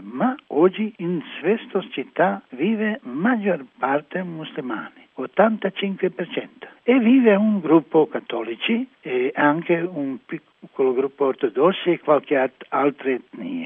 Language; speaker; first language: Italian; non-native, learner; Croatian